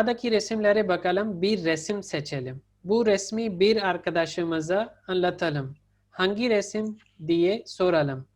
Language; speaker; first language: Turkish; non-native, fluent; Urdu